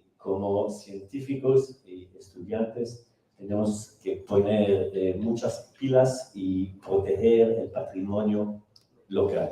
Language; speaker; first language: Spanish; non-native, fluent; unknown